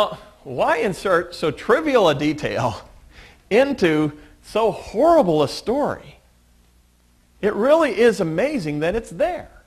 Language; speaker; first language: English; native; English